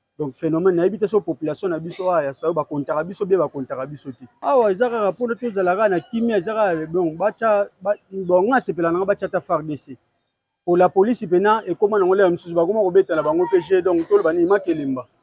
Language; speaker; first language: Lingala; native; Lingala